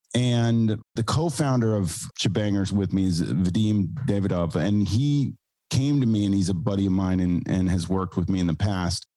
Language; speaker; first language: English; native; English